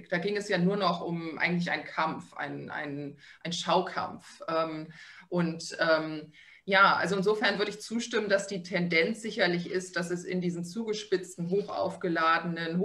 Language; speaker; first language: German; native; German